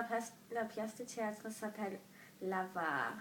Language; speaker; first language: French; non-native, learner; English